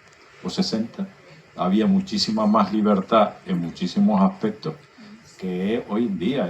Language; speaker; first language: Spanish; native; Spanish